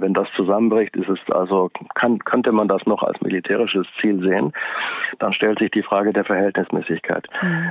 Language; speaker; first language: German; native; German